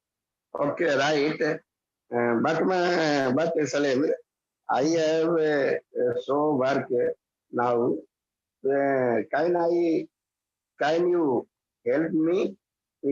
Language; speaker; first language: English; non-native, learner; Hindi